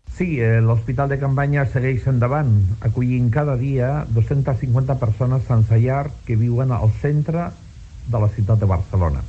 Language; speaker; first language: Catalan; non-native, local second language; Spanish